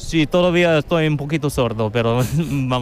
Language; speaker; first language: Spanish; non-native, learner; English